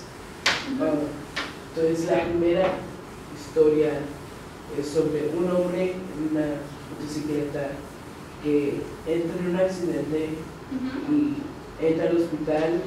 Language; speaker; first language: Spanish; non-native, learner; English